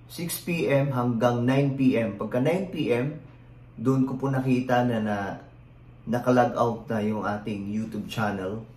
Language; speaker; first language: Filipino; native; Filipino